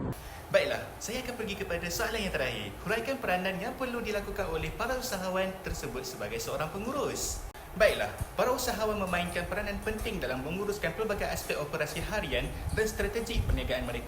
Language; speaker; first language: Malay; native; Malay